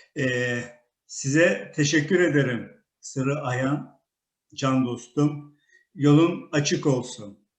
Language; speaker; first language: Turkish; native; Turkish